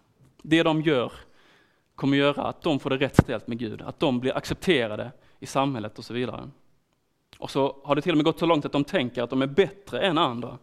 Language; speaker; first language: Swedish; native; Swedish